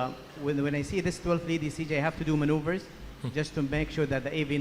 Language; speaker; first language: English; non-native, fluent; Arabic